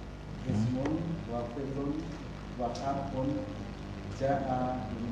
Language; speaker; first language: Arabic; non-native, learner; Indonesian